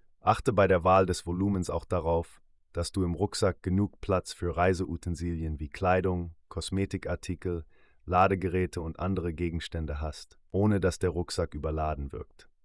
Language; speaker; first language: German; native; German